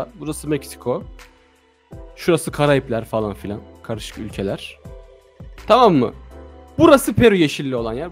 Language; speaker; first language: Turkish; native; Turkish